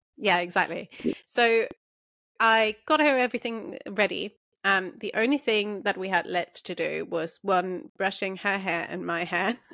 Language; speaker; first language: English; non-native, fluent; German